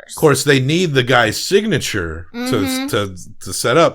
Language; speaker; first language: English; native; English